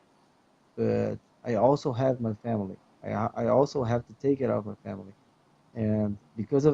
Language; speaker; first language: English; non-native, fluent; Portuguese